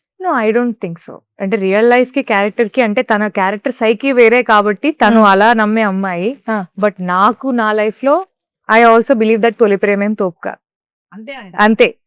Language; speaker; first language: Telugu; native; Telugu